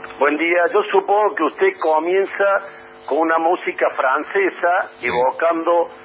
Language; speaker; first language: Spanish; native; Spanish